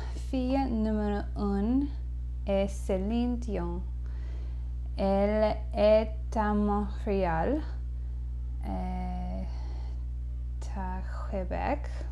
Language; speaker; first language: French; non-native, learner; English